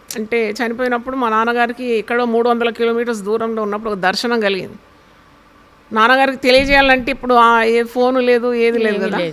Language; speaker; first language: Telugu; non-native, local second language; Malayalam